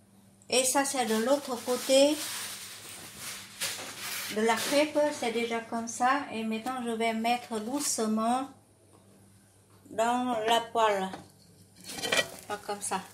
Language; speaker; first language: French; non-native, fluent; Vietnamese